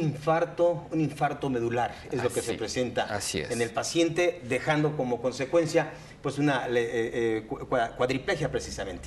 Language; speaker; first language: Spanish; native; Spanish